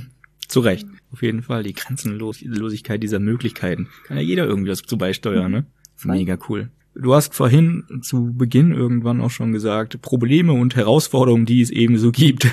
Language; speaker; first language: German; native; German